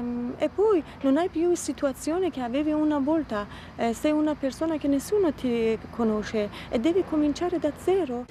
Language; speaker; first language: Italian; non-native, fluent; Persian